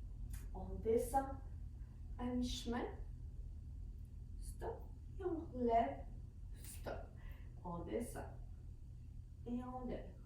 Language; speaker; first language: French; native; French